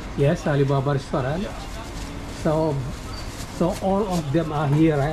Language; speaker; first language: English; non-native, learner; Indonesian